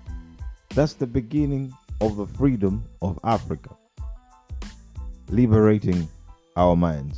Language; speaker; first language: English; non-native, local second language; Ganda